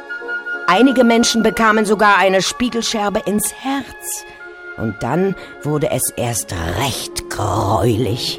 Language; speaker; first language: German; native; German